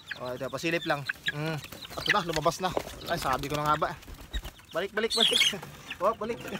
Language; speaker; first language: Filipino; non-native, local second language; Cebuano